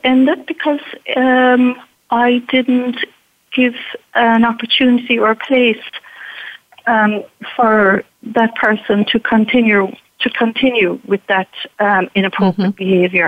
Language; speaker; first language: English; native; English